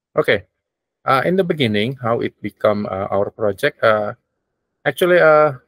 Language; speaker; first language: English; non-native, learner; Indonesian